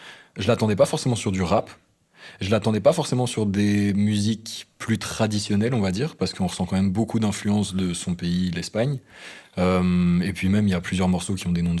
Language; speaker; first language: French; native; French